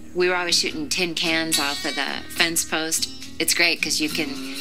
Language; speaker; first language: English; native; English